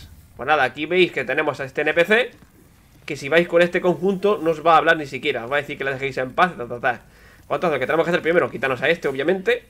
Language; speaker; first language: Spanish; native; Spanish